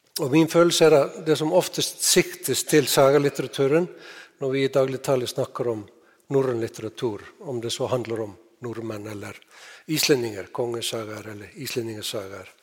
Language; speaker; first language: Norwegian; non-native, fluent; Icelandic